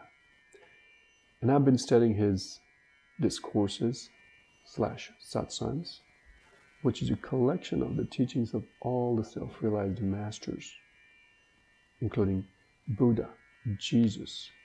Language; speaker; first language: English; non-native, local second language; Hindi